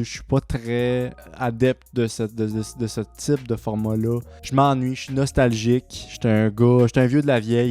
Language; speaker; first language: French; native; French